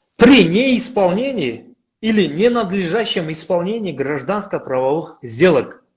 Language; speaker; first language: Russian; non-native, local second language; Kyrgyz